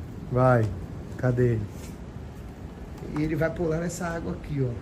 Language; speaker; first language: Portuguese; native; Portuguese